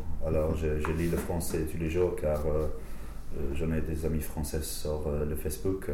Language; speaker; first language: French; non-native, fluent; English